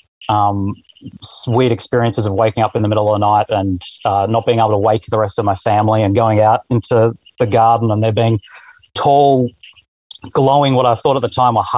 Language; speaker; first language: English; native; English